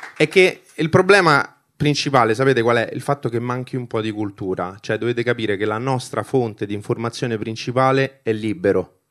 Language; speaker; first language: Italian; early bilingual, other home language; Albanian